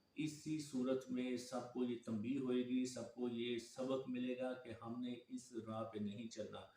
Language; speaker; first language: Urdu; non-native, local second language; Punjabi